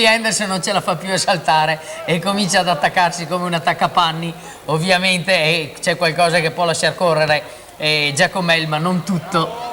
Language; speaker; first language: Italian; native; Italian